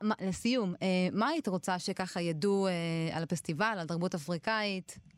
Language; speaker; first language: Hebrew; native; Hebrew